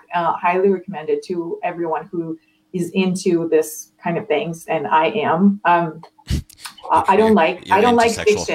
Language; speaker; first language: English; non-native, fluent; Ukrainian